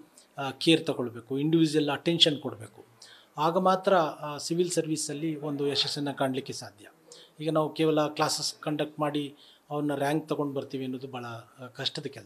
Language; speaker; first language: Kannada; native; Kannada